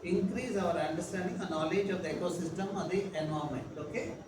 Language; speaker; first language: English; non-native, local second language; Kannada